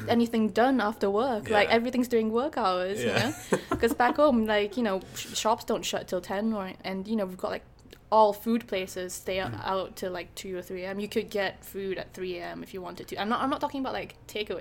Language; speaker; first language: English; non-native, local second language; Malay